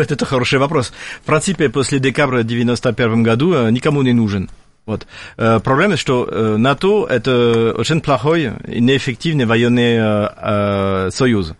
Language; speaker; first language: Russian; non-native, fluent; French